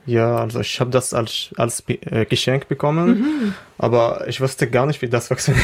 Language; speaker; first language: German; non-native, learner; Arabic